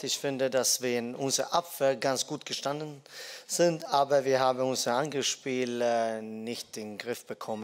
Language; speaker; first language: German; non-native, fluent; Dutch